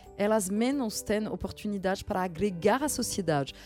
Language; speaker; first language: Portuguese; non-native, fluent; French